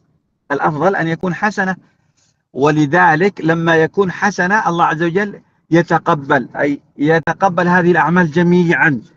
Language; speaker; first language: Arabic; native; Arabic